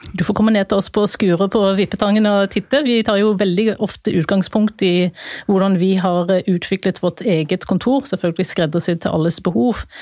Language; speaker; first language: Norwegian; native; Norwegian